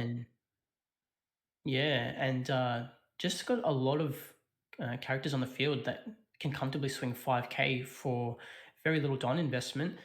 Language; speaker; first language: English; native; English